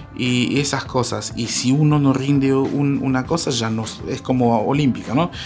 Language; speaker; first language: Spanish; non-native, fluent; Russian